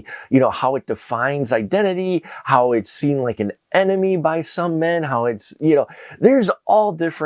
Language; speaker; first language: English; native; English